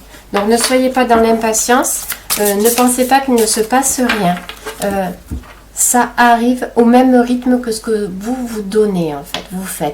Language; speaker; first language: French; native; French